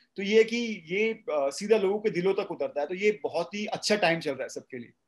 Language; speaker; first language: Hindi; native; Hindi